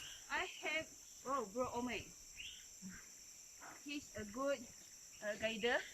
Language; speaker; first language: English; non-native, local second language; Malay